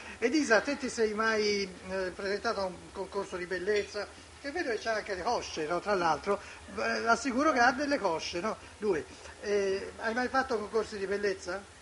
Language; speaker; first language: Italian; native; Italian